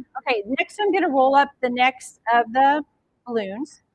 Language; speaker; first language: English; native; English